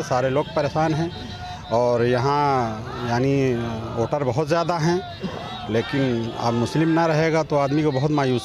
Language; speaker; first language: Hindi; native; Hindi